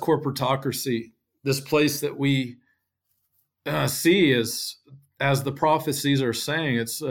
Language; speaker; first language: English; native; English